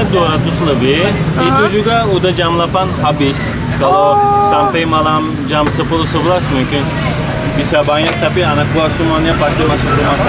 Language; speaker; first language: Indonesian; non-native, fluent; Turkish